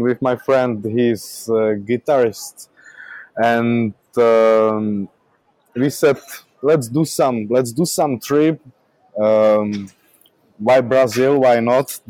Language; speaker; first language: English; non-native, learner; Czech